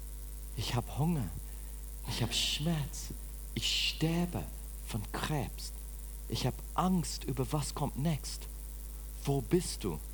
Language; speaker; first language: German; non-native, fluent; English